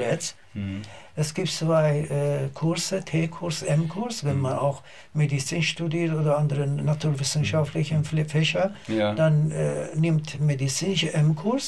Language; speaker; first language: German; non-native, learner; Azerbaijani